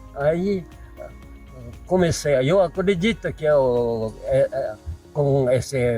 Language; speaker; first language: Portuguese; non-native, learner; Japanese